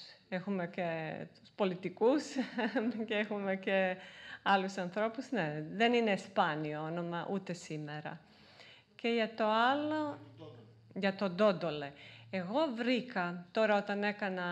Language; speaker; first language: Greek; non-native, fluent; Serbian